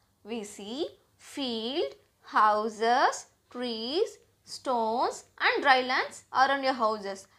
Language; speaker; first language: English; non-native, local second language; Tamil